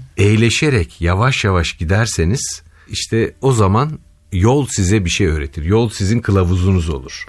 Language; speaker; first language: Turkish; native; Turkish